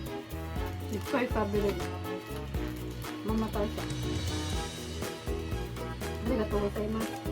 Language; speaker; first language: Japanese; non-native, fluent; Filipino